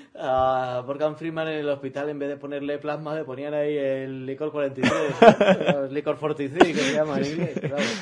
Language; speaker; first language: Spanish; native; Spanish